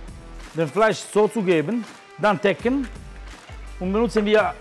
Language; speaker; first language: German; non-native, fluent; Italian